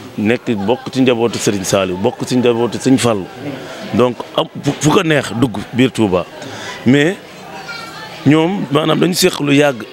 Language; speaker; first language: Wolof; native; Wolof